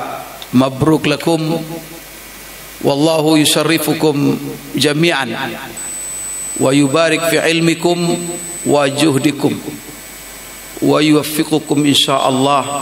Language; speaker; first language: Arabic; non-native, fluent; Indonesian